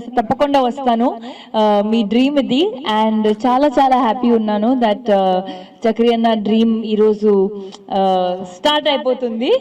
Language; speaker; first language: Telugu; non-native, local second language; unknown